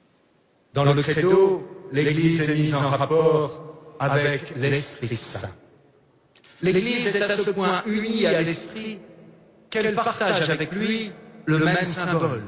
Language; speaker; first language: French; native; French